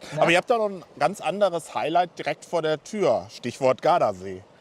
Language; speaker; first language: German; native; German